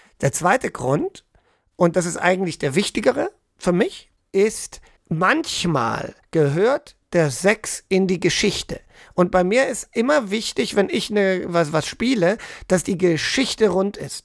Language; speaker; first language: German; native; German